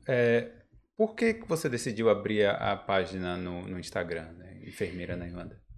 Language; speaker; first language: Portuguese; native; Portuguese